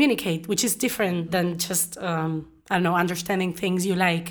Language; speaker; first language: English; non-native, fluent; Spanish